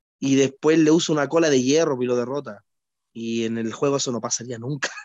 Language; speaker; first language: Spanish; native; Spanish